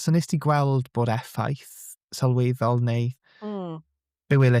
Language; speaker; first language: Welsh; native; Welsh